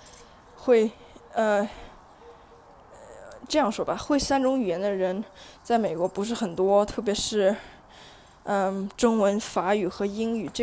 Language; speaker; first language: Chinese; early bilingual, heritage; Chinese